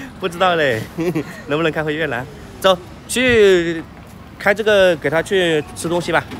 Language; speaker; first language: Chinese; native; Chinese